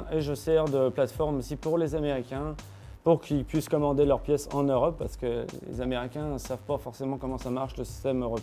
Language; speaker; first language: French; native; French